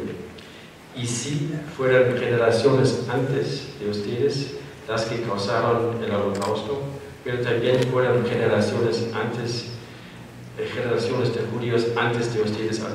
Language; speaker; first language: Spanish; non-native, fluent; German